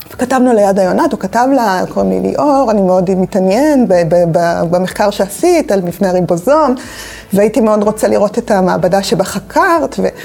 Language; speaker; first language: Hebrew; native; Hebrew